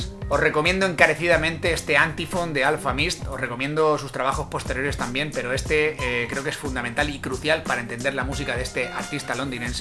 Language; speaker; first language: Spanish; native; Spanish